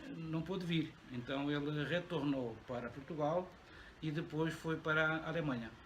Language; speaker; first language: Portuguese; native; Portuguese